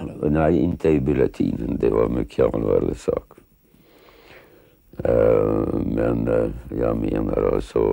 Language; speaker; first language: Swedish; non-native, fluent; Lithuanian